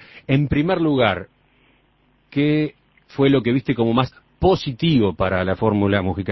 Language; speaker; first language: Spanish; native; Spanish